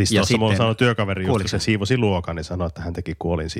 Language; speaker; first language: Finnish; native; Finnish